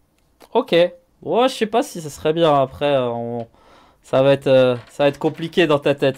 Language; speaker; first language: French; native; French